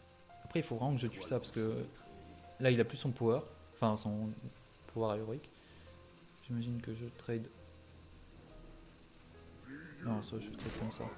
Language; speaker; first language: French; native; French